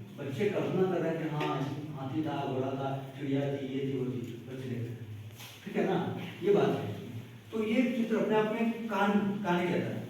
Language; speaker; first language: Hindi; native; Hindi